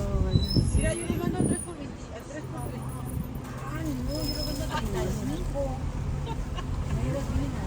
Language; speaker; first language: Spanish; native; Spanish